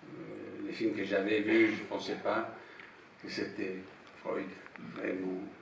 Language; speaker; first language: French; non-native, fluent; English